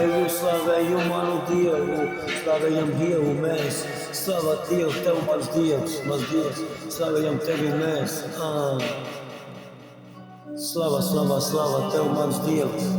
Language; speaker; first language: Latvian; non-native, local second language; Russian